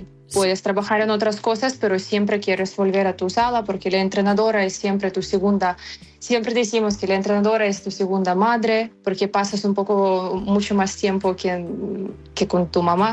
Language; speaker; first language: Spanish; non-native, fluent; Ukrainian